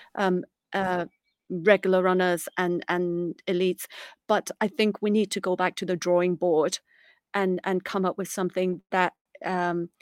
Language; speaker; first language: English; non-native, local second language; Cantonese